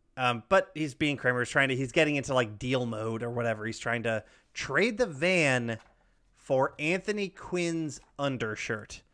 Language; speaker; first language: English; native; English